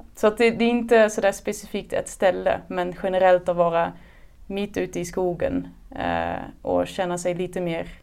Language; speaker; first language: Swedish; non-native, fluent; Dutch